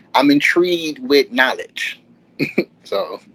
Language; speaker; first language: English; native; English